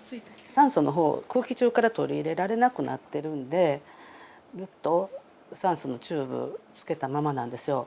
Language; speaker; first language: Japanese; native; Japanese